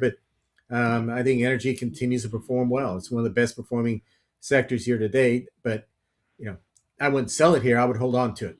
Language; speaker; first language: English; native; English